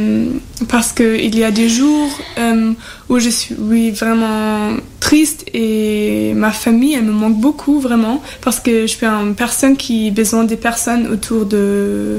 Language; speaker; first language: French; non-native, fluent; German